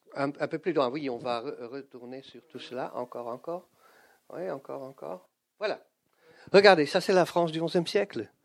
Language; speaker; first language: French; non-native, fluent; Dutch